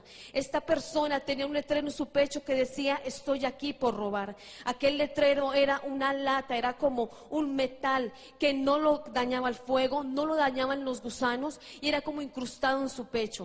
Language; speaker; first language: Spanish; native; Spanish